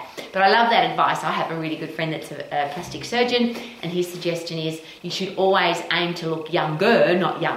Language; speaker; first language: English; native; English